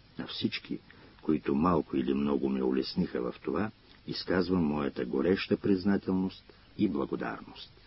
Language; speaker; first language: Bulgarian; native; Bulgarian